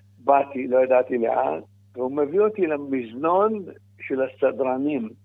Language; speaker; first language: Hebrew; non-native, fluent; Arabic